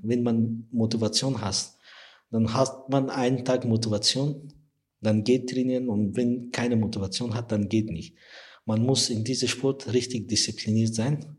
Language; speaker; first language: German; non-native, learner; Persian